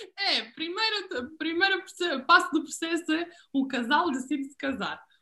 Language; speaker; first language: Portuguese; non-native, fluent; Serbian